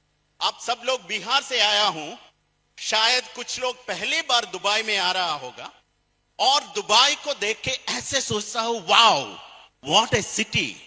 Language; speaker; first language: Hindi; non-native, fluent; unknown